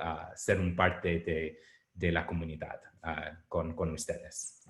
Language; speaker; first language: Spanish; non-native, learner; English